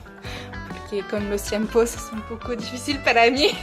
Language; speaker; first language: Spanish; non-native, learner; French